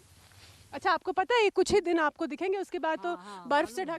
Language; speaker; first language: Hindi; native; Hindi